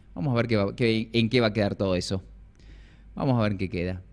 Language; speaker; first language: Spanish; native; Spanish